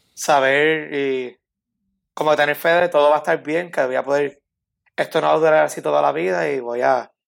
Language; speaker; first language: Spanish; native; Spanish